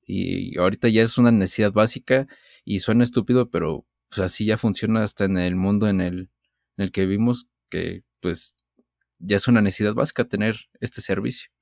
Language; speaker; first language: Spanish; native; Spanish